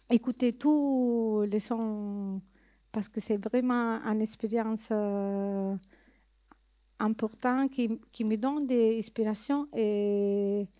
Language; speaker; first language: French; non-native, learner; Italian